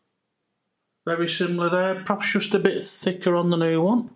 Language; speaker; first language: English; native; English